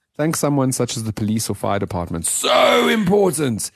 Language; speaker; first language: English; native; English